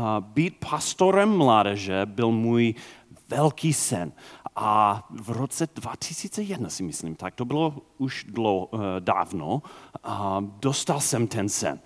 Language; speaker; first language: Czech; non-native, fluent; English